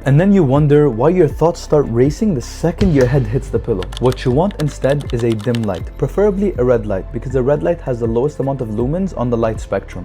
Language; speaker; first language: English; non-native, fluent; Arabic